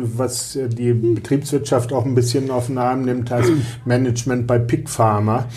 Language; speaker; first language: German; native; German